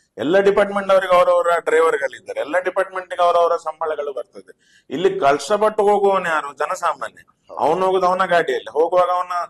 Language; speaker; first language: Kannada; native; Kannada